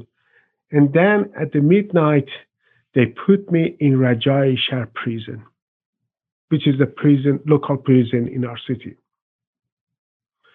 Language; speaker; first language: English; non-native, fluent; Persian